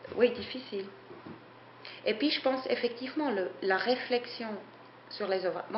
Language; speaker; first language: French; non-native, fluent; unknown